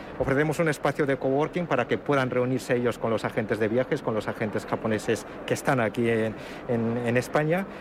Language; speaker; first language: Spanish; early bilingual, other home language; Japanese